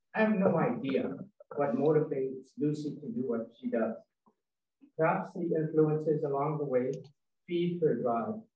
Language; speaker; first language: English; native; English